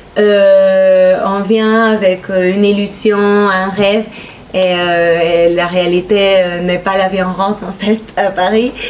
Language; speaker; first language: French; non-native, fluent; Spanish